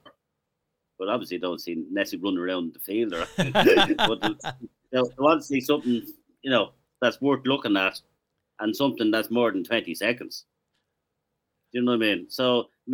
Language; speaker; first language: English; native; English